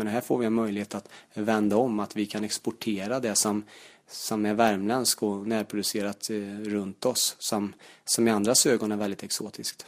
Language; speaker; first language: Swedish; native; Swedish